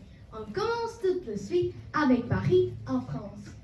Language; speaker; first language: French; non-native, learner; Czech